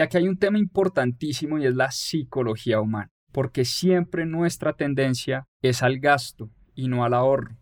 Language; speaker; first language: Spanish; native; Spanish